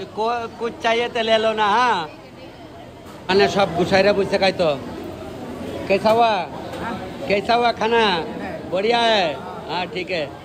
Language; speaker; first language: Hindi; non-native, local second language; Bangla